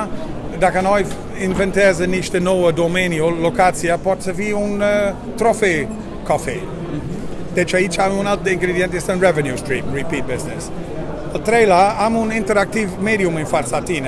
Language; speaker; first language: Romanian; non-native, learner; Dutch